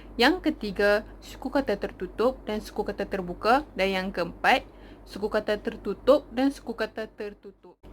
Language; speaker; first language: Malay; native; Malay